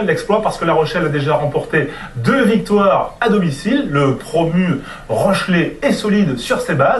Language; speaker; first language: French; native; French